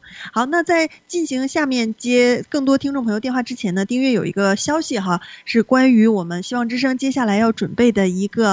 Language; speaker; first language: Chinese; native; Chinese